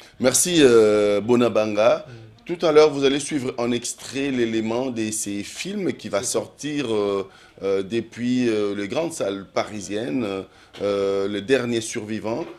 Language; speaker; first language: French; non-native, local second language; Lingala